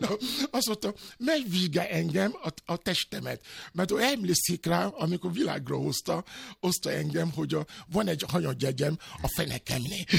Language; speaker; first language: Hungarian; non-native, learner; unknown